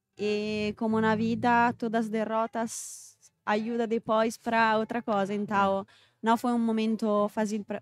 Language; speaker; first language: Portuguese; non-native, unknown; Italian